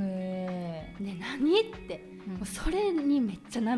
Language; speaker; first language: Japanese; native; Japanese